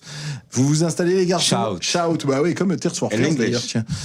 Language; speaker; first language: French; native; French